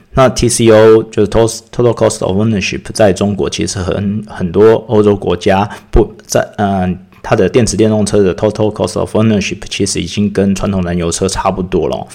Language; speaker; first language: Chinese; native; Chinese